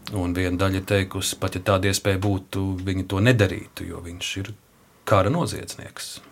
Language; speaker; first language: Latvian; native; Latvian